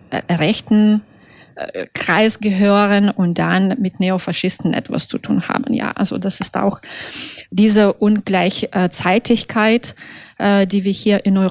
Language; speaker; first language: German; non-native, fluent; Russian